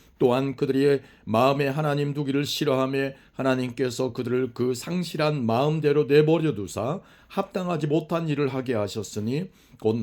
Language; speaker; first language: Korean; native; Korean